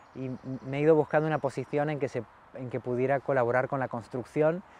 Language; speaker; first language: Spanish; native; Spanish